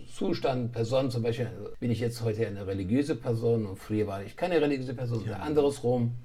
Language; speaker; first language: German; non-native, fluent; Persian